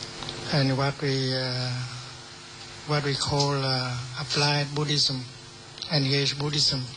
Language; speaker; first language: English; non-native, fluent; Vietnamese